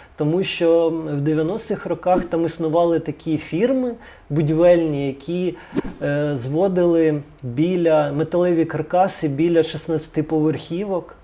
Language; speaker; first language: Ukrainian; native; Ukrainian